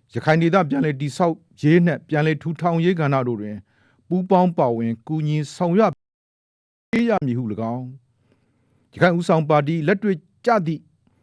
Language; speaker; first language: Burmese; native; Burmese